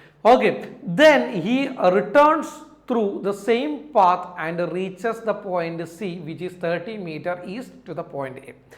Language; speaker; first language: English; non-native, local second language; Malayalam